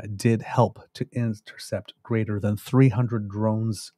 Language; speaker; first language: English; native; English